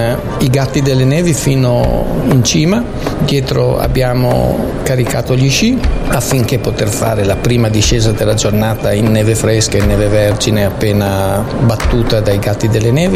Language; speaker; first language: Italian; native; Italian